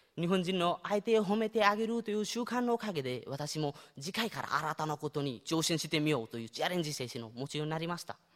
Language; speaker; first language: Japanese; non-native, fluent; Nepali